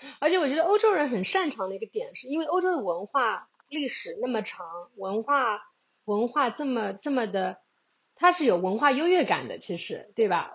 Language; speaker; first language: Chinese; native; Chinese